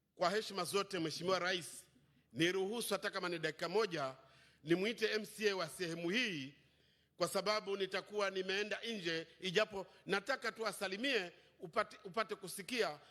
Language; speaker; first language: Swahili; native; Swahili